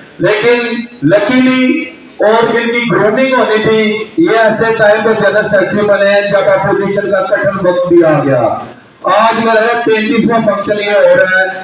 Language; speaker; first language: Urdu; non-native, local second language; Punjabi